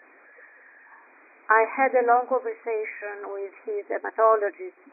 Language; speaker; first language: English; non-native, fluent; Greek